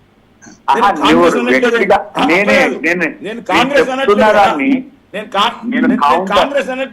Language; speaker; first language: Telugu; native; Telugu